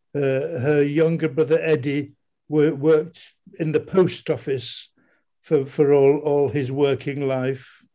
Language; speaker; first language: English; native; English